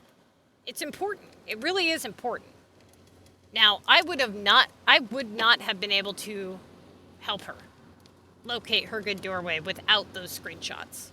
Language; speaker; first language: English; native; English